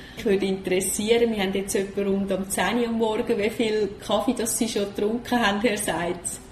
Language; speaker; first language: German; native; German